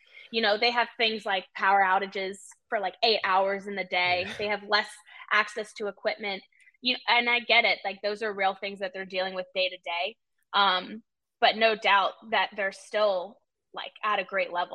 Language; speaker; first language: English; native; English